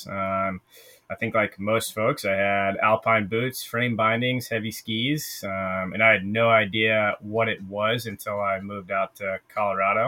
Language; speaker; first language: English; native; English